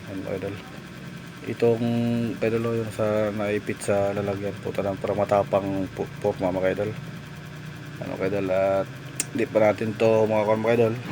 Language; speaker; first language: Filipino; non-native, local second language; Cebuano